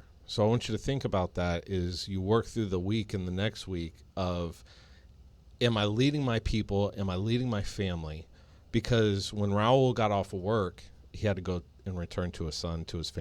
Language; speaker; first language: English; native; English